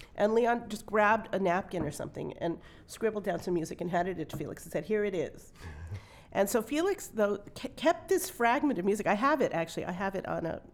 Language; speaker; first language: English; native; English